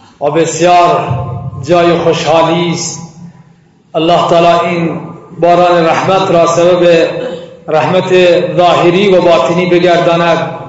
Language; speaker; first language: Persian; non-native, local second language; Baluchi